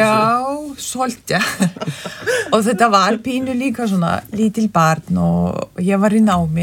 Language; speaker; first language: Icelandic; non-native, fluent; Lithuanian